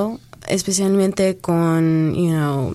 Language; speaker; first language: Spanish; early bilingual, heritage; English